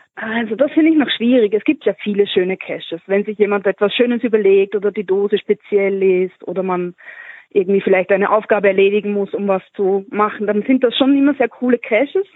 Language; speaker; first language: German; native; German